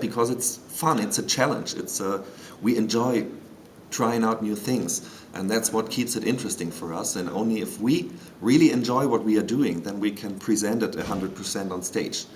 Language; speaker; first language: English; non-native, fluent; German